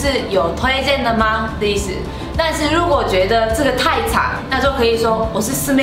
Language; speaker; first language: Chinese; non-native, fluent; Japanese